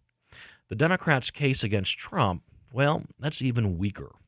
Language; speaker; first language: English; native; English